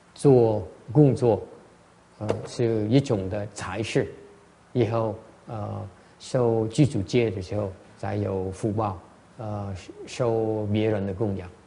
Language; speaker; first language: Chinese; non-native, learner; Vietnamese